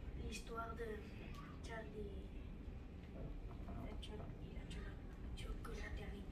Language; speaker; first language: French; non-native, learner; Catalan